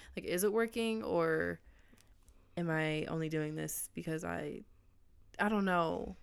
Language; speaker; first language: English; native; English